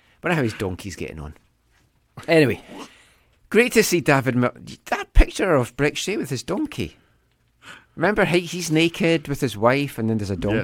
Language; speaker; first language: English; native; English